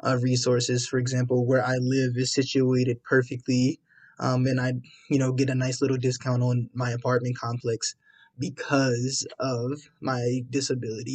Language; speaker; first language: English; native; English